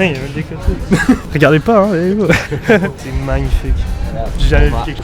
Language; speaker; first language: French; native; French